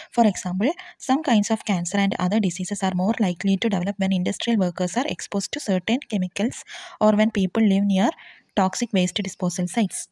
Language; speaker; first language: English; non-native, local second language; Malayalam